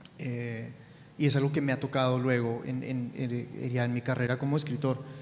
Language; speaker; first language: Spanish; early bilingual, heritage; Spanish